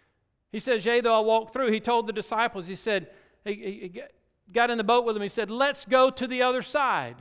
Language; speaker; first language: English; native; English